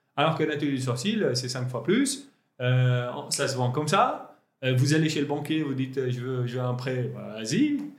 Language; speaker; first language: French; non-native, local second language; Arabic